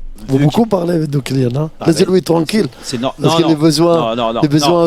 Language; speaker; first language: French; non-native, fluent; Arabic